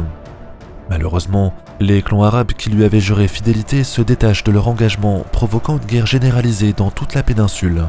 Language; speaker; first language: French; native; French